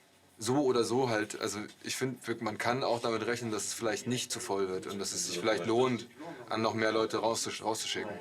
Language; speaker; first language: German; native; German